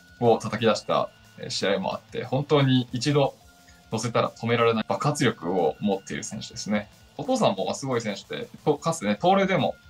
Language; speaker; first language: Japanese; native; Japanese